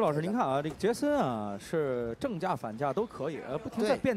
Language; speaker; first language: Chinese; native; Chinese